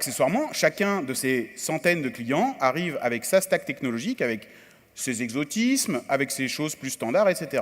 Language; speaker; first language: French; native; French